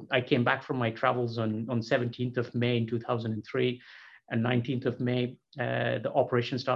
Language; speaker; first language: English; non-native, local second language; Bangla